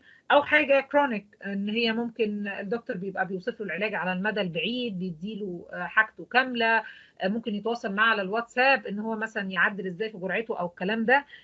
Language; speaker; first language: Arabic; native; Arabic